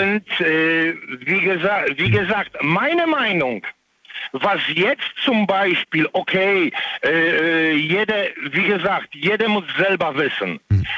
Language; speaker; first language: German; non-native, learner; Polish